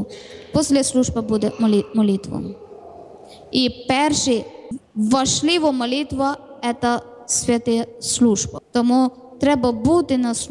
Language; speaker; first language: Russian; non-native, learner; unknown